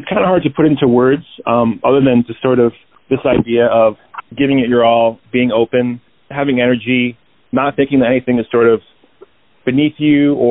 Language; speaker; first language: English; native; English